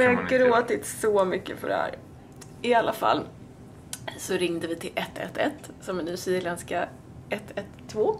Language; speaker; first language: Swedish; native; Swedish